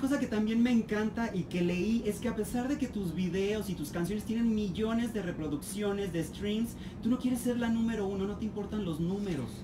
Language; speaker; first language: Spanish; native; Spanish